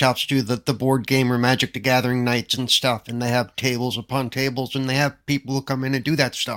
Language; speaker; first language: English; native; English